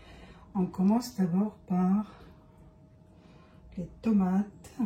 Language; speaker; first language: French; non-native, fluent; Arabic